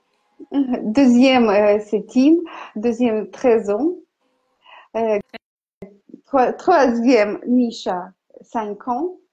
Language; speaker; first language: French; non-native, learner; Ukrainian